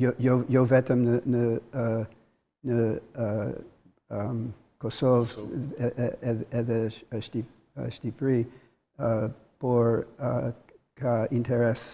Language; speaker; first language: Albanian; non-native, learner; English